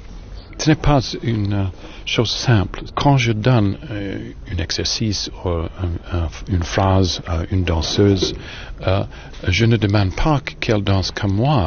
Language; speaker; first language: French; non-native, learner; English